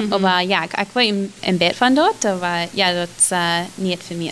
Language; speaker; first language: German; non-native, learner; Plautdietsch